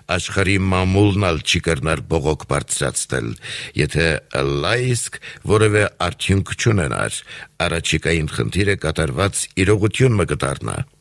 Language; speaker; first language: Armenian; native; Armenian